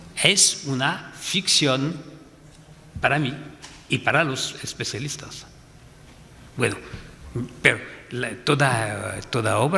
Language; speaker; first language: Spanish; non-native, fluent; French